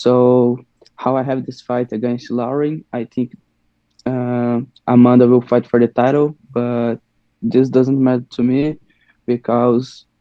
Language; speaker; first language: English; non-native, learner; Portuguese